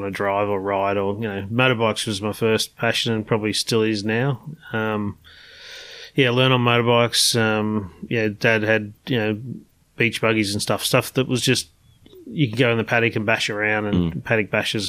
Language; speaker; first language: English; native; English